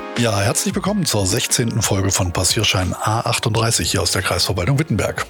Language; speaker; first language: German; native; German